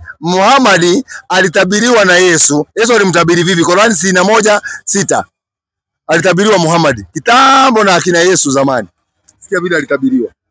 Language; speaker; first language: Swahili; non-native, local second language; Kikuyu